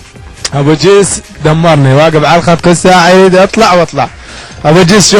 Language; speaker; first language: Arabic; native; Arabic